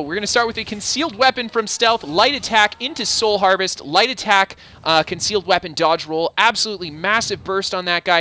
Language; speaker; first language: English; native; English